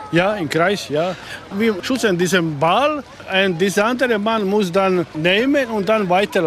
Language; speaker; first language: German; non-native, learner; Croatian